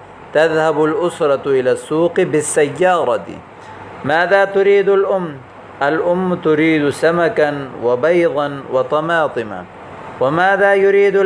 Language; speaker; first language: Arabic; non-native, fluent; Urdu